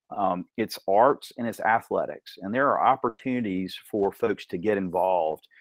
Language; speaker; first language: English; native; English